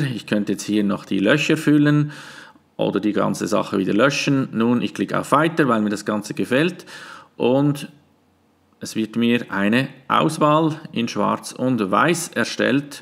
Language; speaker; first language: German; native; German